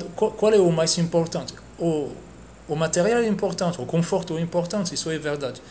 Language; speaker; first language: Portuguese; non-native, fluent; French